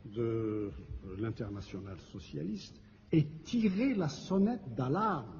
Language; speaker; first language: French; non-native, local second language; Kabyle